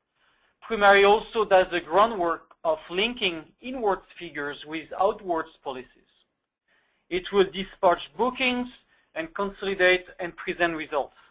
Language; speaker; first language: English; non-native, fluent; French